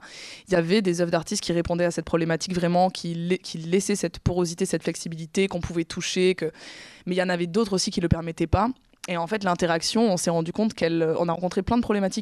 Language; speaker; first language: French; native; French